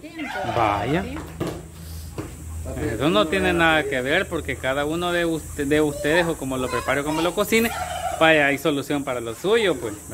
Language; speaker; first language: Spanish; native; Spanish